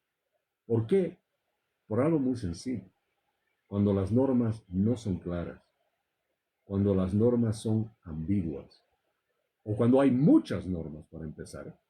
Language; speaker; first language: Spanish; native; Spanish